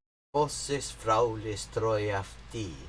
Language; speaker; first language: Greek; non-native, learner; English